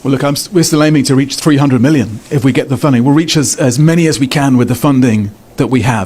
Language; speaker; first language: English; native; English